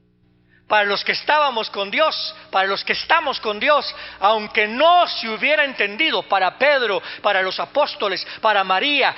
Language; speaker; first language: Spanish; native; Spanish